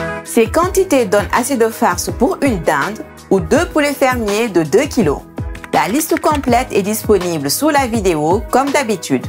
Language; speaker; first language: French; native; French